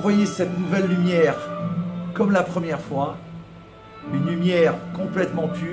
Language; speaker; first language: French; native; French